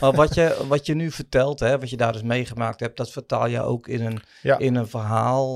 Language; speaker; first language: Dutch; native; Dutch